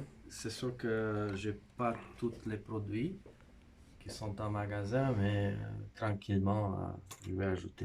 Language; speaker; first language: French; non-native, fluent; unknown